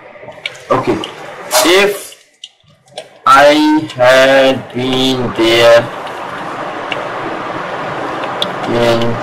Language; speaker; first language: English; non-native, local second language; Hindi